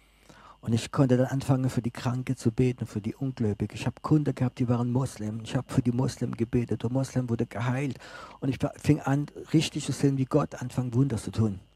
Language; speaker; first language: German; non-native, fluent; French